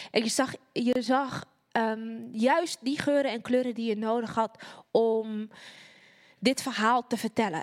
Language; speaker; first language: Dutch; native; Dutch